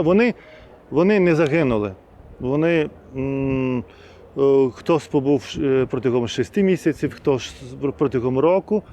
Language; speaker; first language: Ukrainian; non-native, fluent; Lithuanian